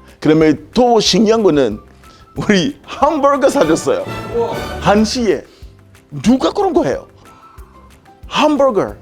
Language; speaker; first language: Korean; non-native, learner; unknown